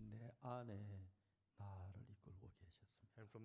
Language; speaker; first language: Korean; native; Korean